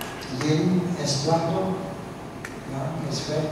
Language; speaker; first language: Spanish; non-native, fluent; Norwegian